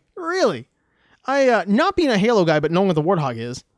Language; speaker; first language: English; native; English